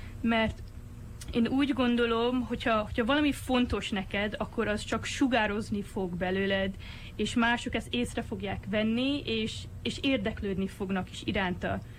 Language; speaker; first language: Hungarian; early bilingual, heritage; Hungarian